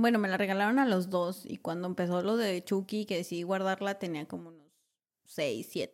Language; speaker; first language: Spanish; native; Spanish